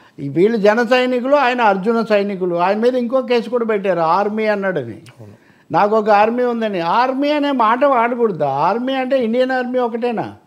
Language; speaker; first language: Telugu; native; Telugu